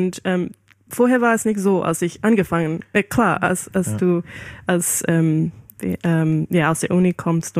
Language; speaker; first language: German; non-native, fluent; English